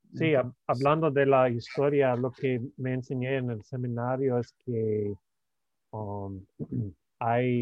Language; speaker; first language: Spanish; non-native, fluent; English